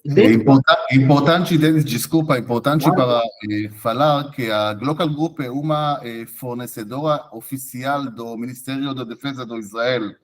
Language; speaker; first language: Portuguese; non-native, fluent; Hebrew